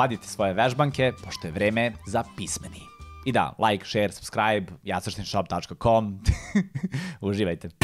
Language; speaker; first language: Serbian; native; Serbian